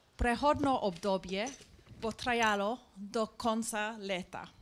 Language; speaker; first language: Slovenian; non-native, learner; English